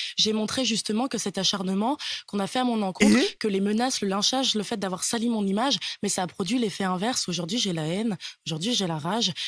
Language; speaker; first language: French; native; French